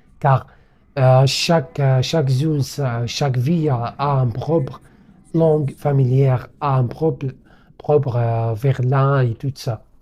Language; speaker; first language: French; non-native, learner; Arabic